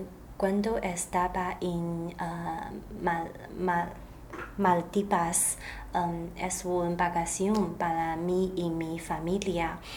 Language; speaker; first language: Spanish; non-native, learner; Chinese